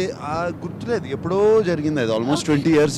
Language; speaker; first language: Telugu; native; Telugu